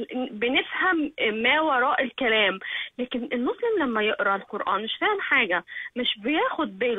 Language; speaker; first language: Arabic; native; Arabic